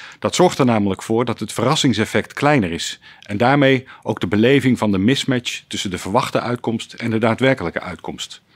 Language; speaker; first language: Dutch; native; Dutch